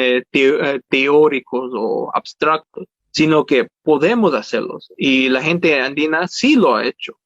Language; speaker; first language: Spanish; early bilingual, heritage; Spanish